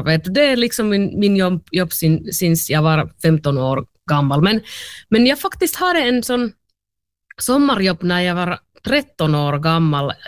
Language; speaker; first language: Swedish; non-native, learner; Finnish